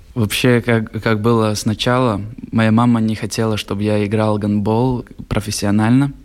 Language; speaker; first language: Russian; non-native, local second language; Latvian